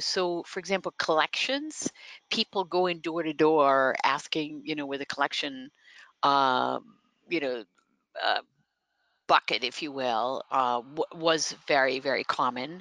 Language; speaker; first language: English; non-native, fluent; Dutch